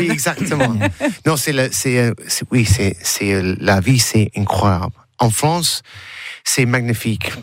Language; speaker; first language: French; non-native, learner; English